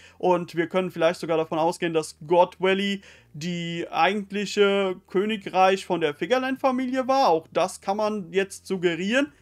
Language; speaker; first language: German; native; German